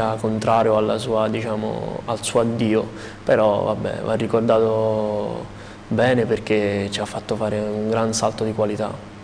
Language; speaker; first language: Italian; native; Italian